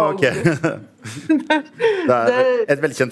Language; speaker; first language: Norwegian; native; Norwegian